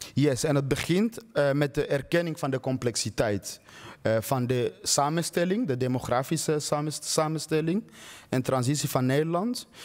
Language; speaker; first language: Dutch; early bilingual, other home language; Swahili